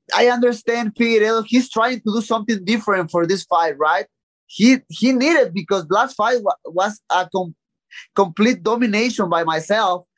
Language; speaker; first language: English; non-native, learner; Spanish